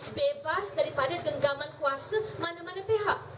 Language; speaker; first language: Malay; native; Malay